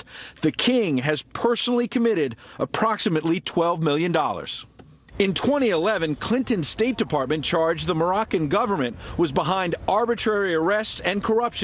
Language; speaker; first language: English; native; English